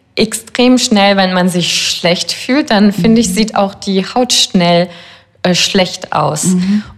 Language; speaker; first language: German; non-native, fluent; French